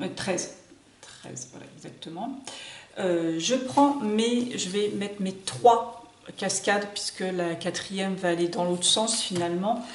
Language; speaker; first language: French; native; French